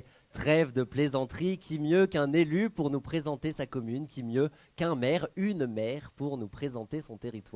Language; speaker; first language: French; native; French